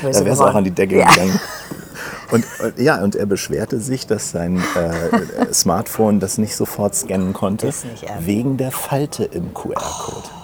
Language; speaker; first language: German; native; German